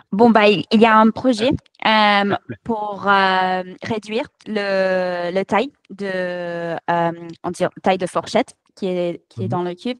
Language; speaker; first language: French; non-native, fluent; English